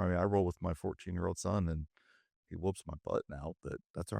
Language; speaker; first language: English; native; English